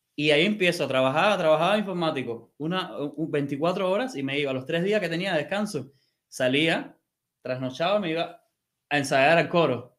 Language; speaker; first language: Spanish; native; Spanish